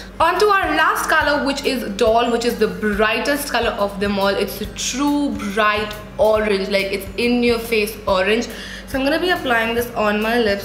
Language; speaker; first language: English; non-native, local second language; Hindi